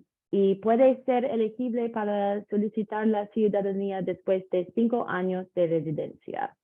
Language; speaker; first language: Spanish; non-native, learner; English